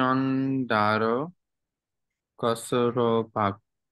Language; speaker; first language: Korean; non-native, learner; Burmese